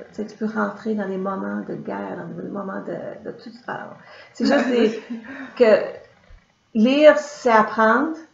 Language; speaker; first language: French; native; French